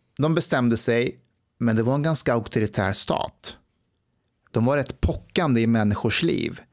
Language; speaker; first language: Swedish; early bilingual, other home language; Persian